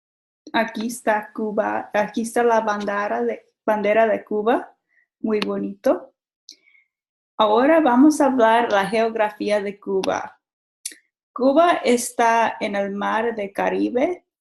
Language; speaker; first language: Spanish; non-native, learner; English